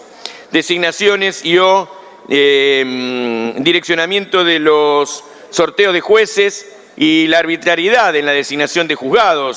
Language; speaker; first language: Spanish; native; Spanish